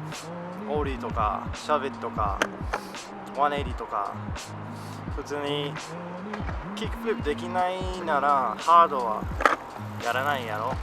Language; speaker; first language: Japanese; non-native, fluent; English